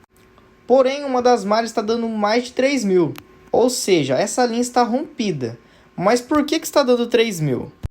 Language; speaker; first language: Portuguese; native; Portuguese